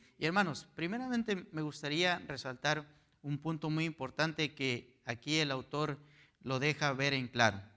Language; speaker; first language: Spanish; native; Spanish